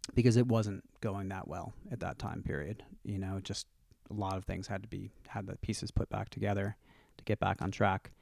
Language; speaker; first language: English; native; English